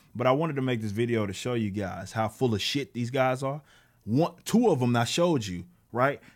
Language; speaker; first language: English; native; English